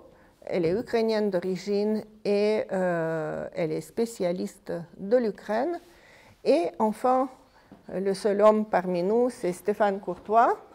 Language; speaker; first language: French; non-native, fluent; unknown